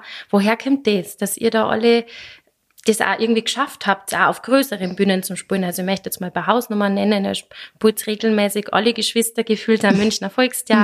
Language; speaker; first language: German; native; German